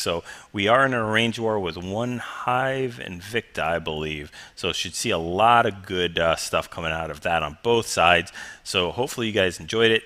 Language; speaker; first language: English; native; English